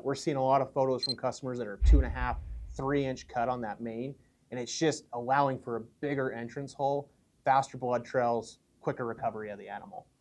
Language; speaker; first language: English; native; English